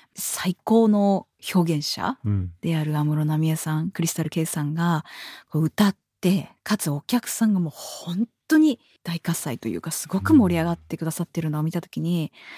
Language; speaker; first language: Japanese; native; Japanese